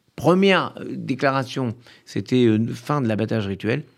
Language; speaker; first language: French; native; French